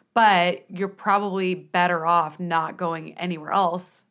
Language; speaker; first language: English; native; English